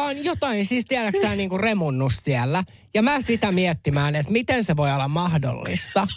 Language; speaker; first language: Finnish; native; Finnish